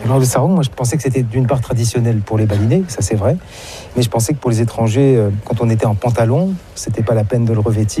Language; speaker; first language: French; native; French